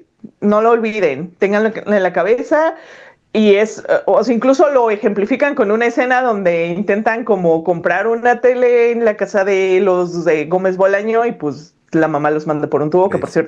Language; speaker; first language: Spanish; native; Spanish